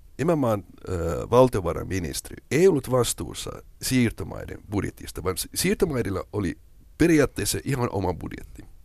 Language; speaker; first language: Finnish; non-native, local second language; Swedish